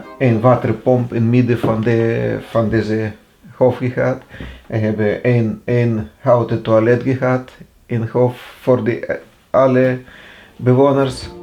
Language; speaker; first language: Dutch; non-native, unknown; Russian